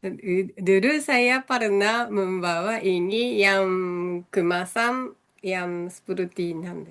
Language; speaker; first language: Indonesian; non-native, learner; Japanese